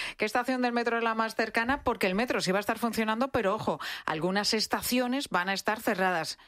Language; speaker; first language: Spanish; native; Spanish